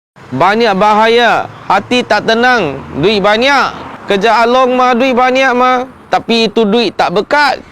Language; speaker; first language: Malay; non-native, local second language; Chinese